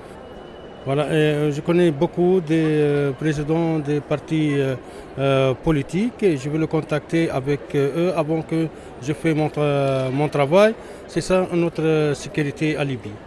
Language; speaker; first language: French; non-native, learner; Arabic